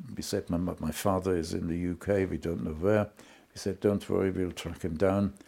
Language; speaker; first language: English; non-native, fluent; German